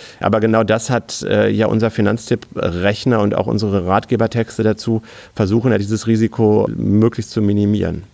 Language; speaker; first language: German; native; German